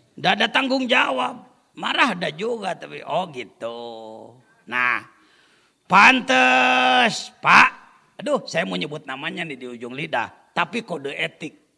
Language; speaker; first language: Indonesian; non-native, local second language; Sundanese